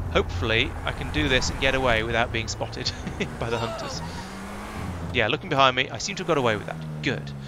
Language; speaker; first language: English; native; English